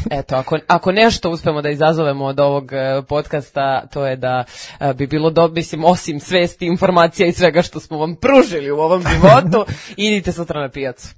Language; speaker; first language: Serbian; native; Serbian